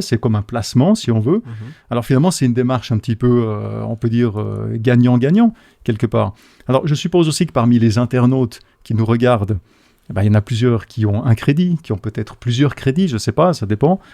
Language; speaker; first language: French; native; French